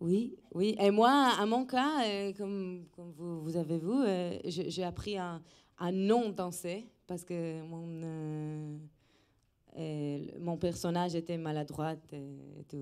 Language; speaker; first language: French; non-native, fluent; Hebrew